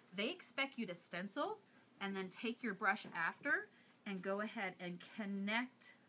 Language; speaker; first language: English; native; English